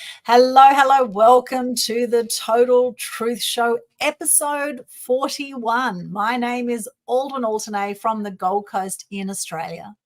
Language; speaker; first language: English; native; English